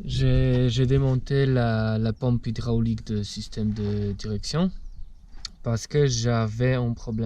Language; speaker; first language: French; non-native, fluent; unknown